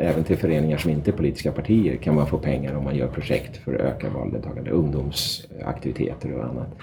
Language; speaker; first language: Swedish; native; Swedish